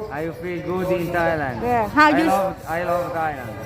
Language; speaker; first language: English; non-native, learner; Italian